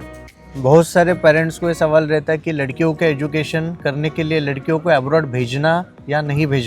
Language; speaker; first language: Hindi; native; Hindi